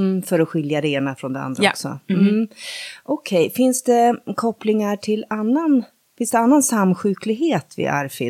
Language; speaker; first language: Swedish; native; Swedish